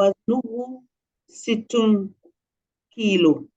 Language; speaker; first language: Arabic; non-native, learner; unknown